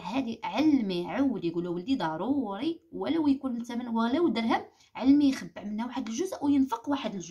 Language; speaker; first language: Arabic; native; Arabic